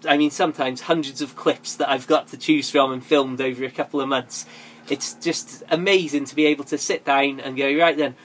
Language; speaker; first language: English; native; English